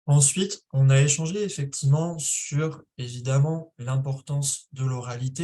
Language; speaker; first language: French; native; French